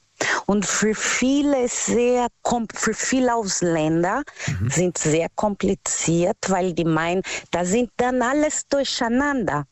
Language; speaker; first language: German; non-native, learner; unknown